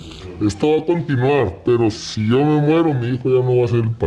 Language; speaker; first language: Spanish; native; Spanish